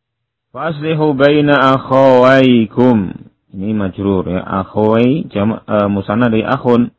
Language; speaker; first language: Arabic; non-native, fluent; Indonesian